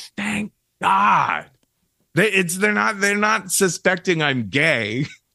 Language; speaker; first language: English; native; English